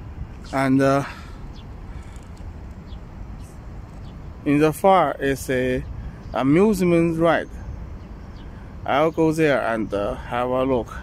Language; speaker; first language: English; non-native, learner; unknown